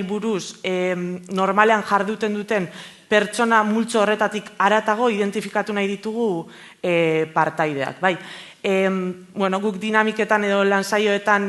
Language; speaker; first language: Basque; native; Basque